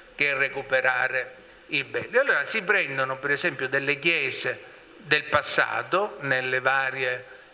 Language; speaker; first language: Italian; native; Italian